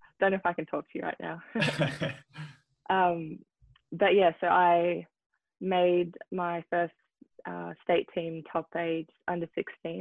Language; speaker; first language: English; native; English